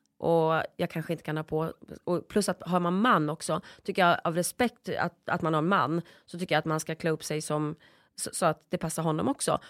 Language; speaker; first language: Swedish; early bilingual, other home language; Polish